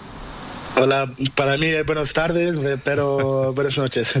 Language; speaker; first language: Spanish; non-native, learner; Portuguese